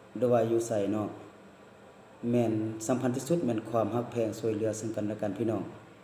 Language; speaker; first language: Thai; native; Thai